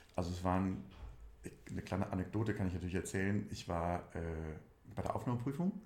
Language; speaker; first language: German; native; German